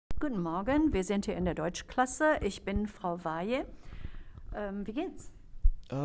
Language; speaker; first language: German; non-native, fluent; English